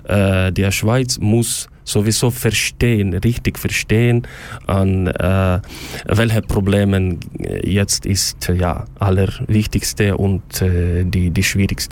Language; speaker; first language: German; non-native, fluent; Ukrainian